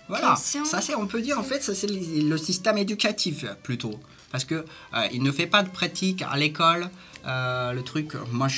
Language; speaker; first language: French; non-native, learner; Turkish